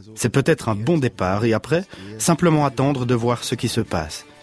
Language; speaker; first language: French; non-native, fluent; German